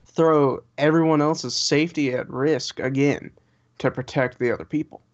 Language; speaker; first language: English; native; English